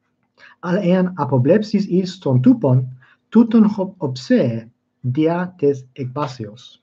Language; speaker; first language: Greek; non-native, fluent; English